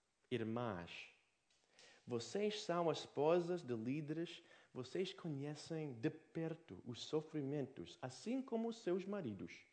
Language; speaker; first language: Portuguese; non-native, fluent; English